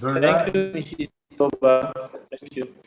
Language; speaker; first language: English; non-native, learner; French